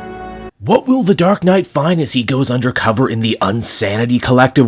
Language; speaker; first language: English; native; English